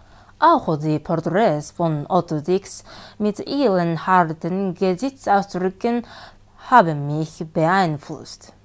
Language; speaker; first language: German; non-native, learner; Japanese